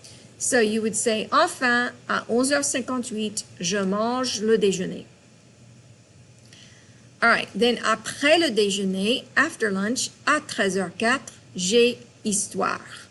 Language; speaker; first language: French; non-native, fluent; English